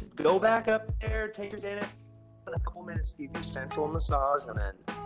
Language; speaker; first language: English; native; English